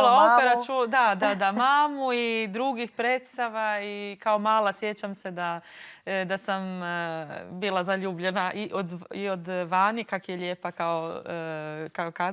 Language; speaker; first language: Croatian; non-native, local second language; Albanian